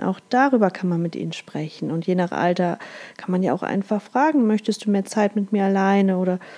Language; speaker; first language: German; native; German